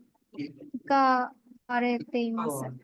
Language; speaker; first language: Japanese; non-native, learner; Bangla